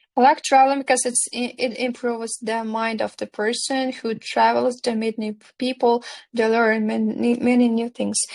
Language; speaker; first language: English; non-native, fluent; Uzbek